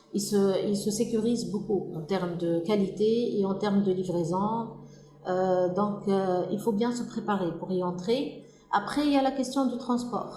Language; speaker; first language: French; non-native, local second language; Arabic